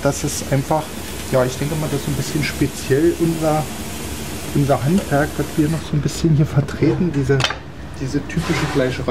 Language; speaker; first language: German; native; German